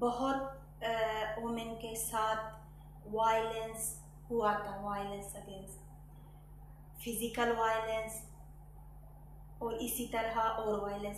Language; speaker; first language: Hindi; non-native, fluent; Persian